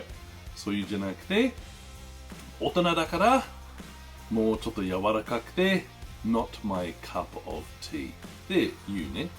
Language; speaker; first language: Japanese; non-native, fluent; English